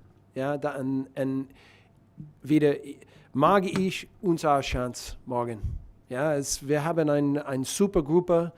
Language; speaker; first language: German; non-native, learner; English